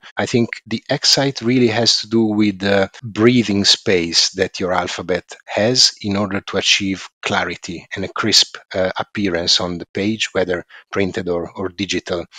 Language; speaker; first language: English; non-native, fluent; Italian